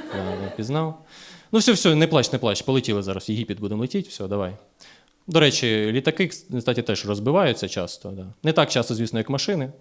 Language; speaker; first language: Ukrainian; native; Ukrainian